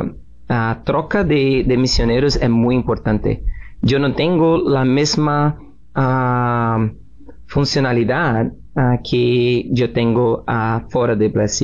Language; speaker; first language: Spanish; non-native, learner; Portuguese